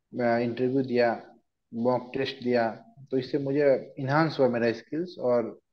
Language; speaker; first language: Hindi; native; Hindi